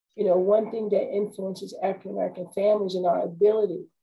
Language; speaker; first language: English; native; English